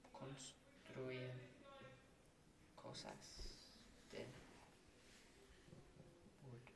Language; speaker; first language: Spanish; non-native, learner; English